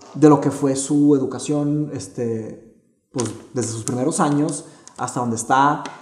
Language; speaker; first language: Spanish; early bilingual, other home language; Portuguese